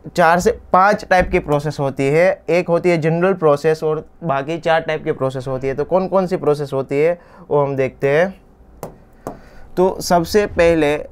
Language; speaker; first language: Hindi; non-native, local second language; Gujarati